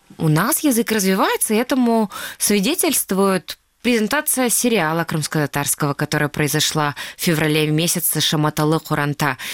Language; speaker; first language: Russian; non-native, local second language; Crimean Tatar